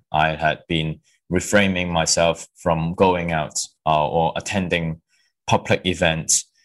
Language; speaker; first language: English; non-native, local second language; Cantonese